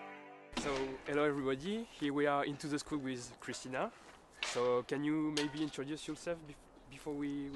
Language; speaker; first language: English; non-native, learner; French